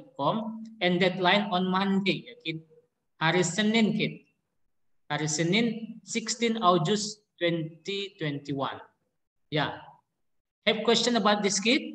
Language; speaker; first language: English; non-native, learner; Indonesian